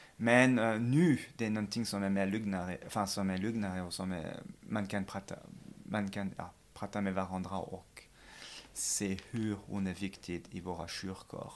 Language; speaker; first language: Swedish; non-native, fluent; French